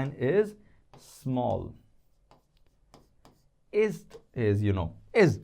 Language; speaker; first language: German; non-native, fluent; Hindi